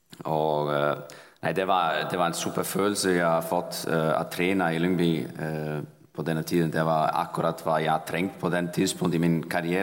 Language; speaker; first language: Danish; non-native, fluent; Icelandic